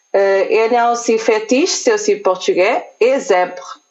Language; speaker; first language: French; non-native, learner; Portuguese